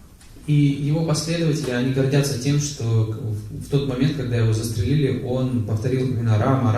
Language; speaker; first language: Russian; native; Russian